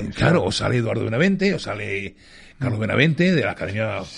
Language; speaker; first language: Spanish; early bilingual, other home language; English